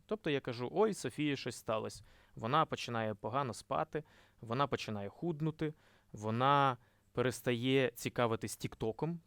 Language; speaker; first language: Ukrainian; non-native, local second language; Russian